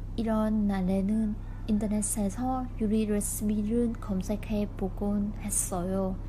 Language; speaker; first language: Korean; non-native, learner; Vietnamese